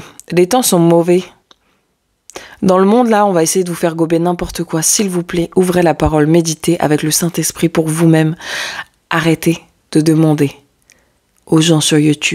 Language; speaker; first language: French; native; French